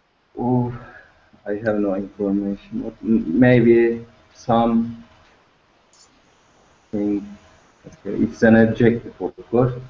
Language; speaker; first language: English; non-native, learner; Turkish